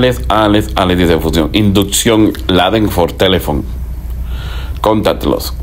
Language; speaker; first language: German; non-native, learner; Spanish